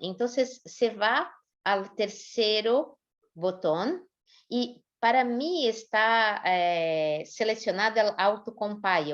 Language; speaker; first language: Spanish; non-native, fluent; Portuguese